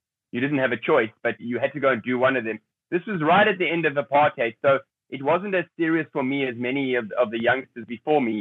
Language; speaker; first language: English; native; English